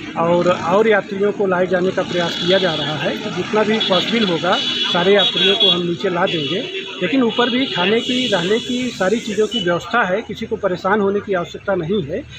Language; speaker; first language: Hindi; native; Hindi